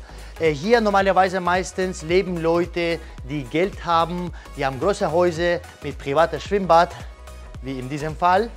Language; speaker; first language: German; non-native, learner; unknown